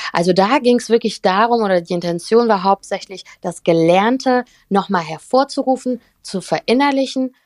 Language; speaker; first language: German; early bilingual, other home language; Russian